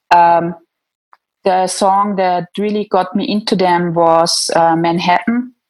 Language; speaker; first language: English; non-native, fluent; German